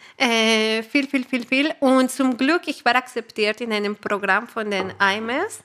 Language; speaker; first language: German; non-native, fluent; Spanish